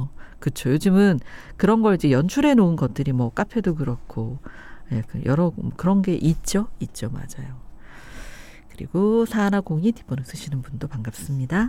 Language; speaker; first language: Korean; native; Korean